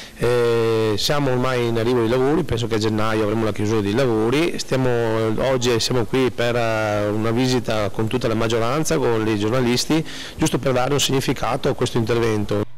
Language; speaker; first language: Italian; native; Italian